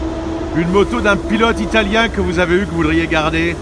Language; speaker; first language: French; native; French